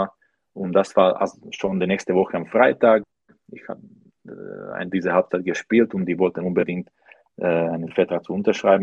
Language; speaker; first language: German; non-native, learner; Slovak